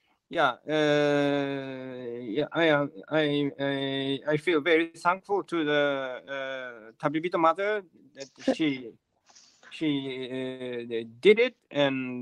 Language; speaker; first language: English; non-native, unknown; Japanese